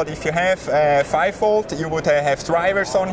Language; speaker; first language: English; non-native, fluent; German